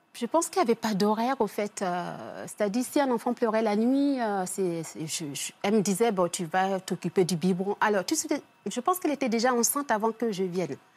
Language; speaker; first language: French; early bilingual, other home language; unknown